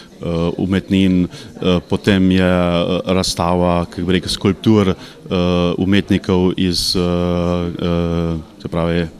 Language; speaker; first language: Slovenian; early bilingual, heritage; Slovenian